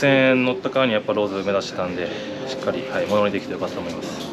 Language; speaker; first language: Japanese; native; Japanese